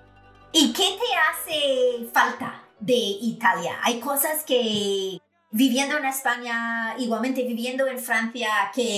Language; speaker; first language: Spanish; non-native, fluent; English